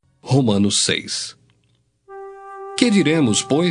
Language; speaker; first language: Portuguese; native; Portuguese